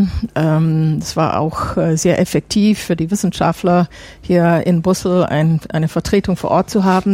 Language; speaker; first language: German; non-native, fluent; English